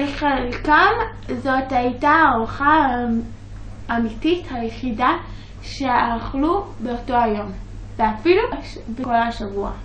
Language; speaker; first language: Hebrew; early bilingual, other home language; English